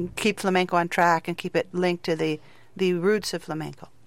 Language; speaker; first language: English; native; English